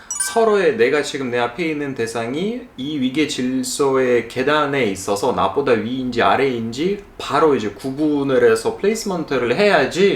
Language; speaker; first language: Korean; non-native, fluent; Russian